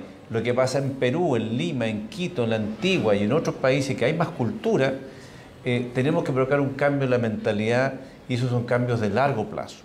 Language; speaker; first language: Spanish; native; Spanish